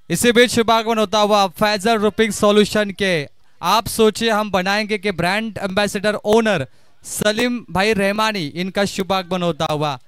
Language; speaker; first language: Hindi; non-native, local second language; Marathi